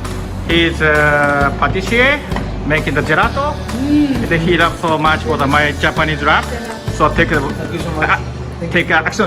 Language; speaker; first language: English; non-native, learner; Japanese